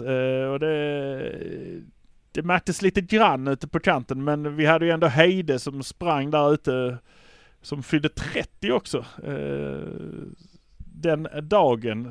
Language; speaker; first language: Swedish; native; Swedish